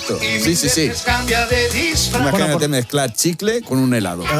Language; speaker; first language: Spanish; native; Spanish